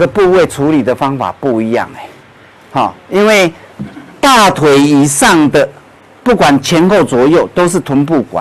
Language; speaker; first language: Chinese; native; Chinese